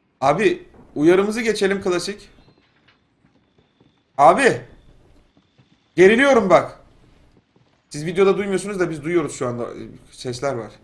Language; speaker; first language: Turkish; native; Turkish